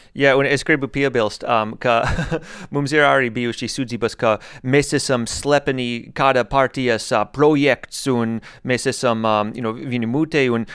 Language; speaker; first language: Latvian; non-native, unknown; English